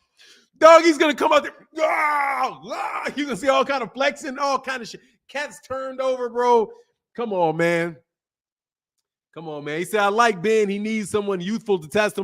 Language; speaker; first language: English; native; English